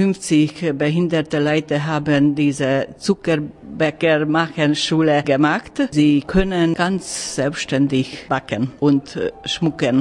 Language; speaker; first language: German; non-native, learner; Hungarian